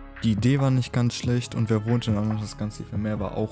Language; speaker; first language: German; native; German